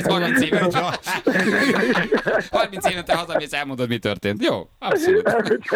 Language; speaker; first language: Hungarian; native; Hungarian